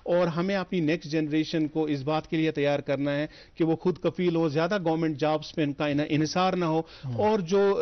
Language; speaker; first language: Hindi; non-native, local second language; Kashmiri